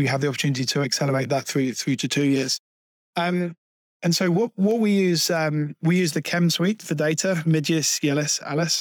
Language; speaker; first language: English; native; English